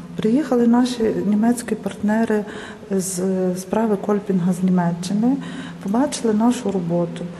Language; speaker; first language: Ukrainian; native; Ukrainian